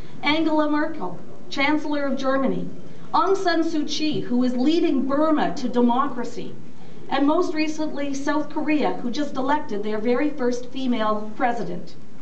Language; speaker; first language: English; native; English